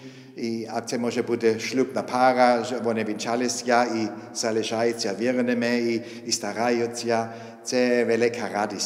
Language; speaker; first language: Ukrainian; non-native, fluent; German